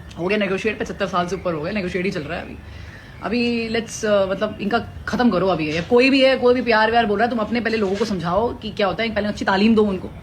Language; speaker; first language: Hindi; native; Hindi